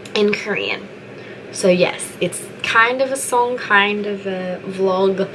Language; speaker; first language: English; native; English